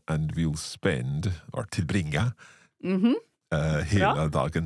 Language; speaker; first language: Swedish; non-native, learner; English